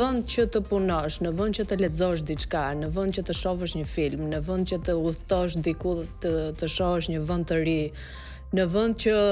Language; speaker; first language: Albanian; native; Albanian